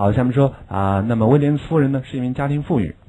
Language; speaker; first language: Chinese; native; Chinese